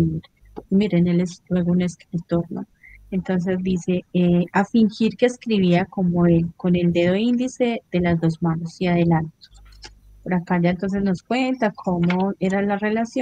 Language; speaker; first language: Spanish; native; Spanish